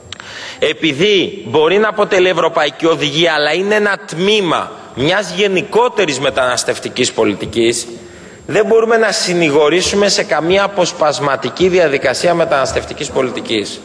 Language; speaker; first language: Greek; native; Greek